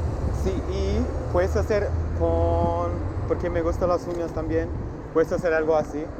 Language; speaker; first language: Spanish; non-native, learner; English